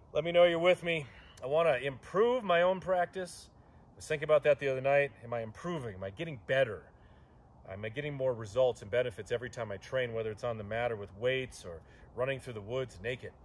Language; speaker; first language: English; native; English